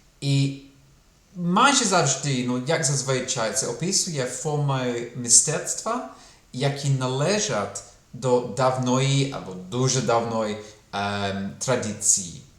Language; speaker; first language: Ukrainian; non-native, fluent; English